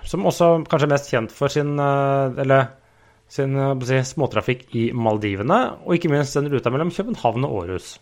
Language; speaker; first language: Norwegian; native; Norwegian